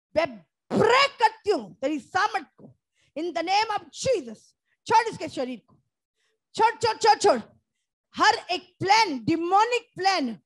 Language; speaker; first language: Hindi; native; Hindi